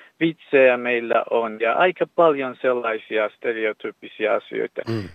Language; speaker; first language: Finnish; non-native, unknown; Kurdish